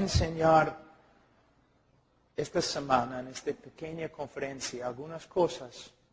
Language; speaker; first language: Spanish; non-native, fluent; English